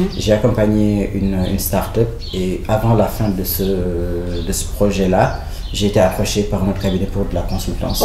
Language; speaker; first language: French; non-native, local second language; Wolof